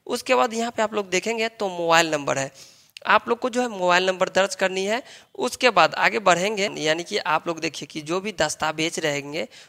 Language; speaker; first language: Hindi; native; Hindi